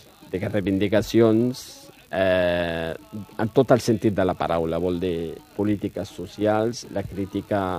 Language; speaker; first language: Catalan; non-native, fluent; Riffian